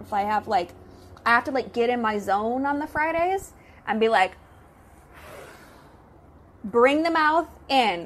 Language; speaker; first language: English; native; English